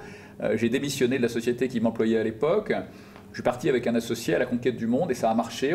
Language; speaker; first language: French; native; French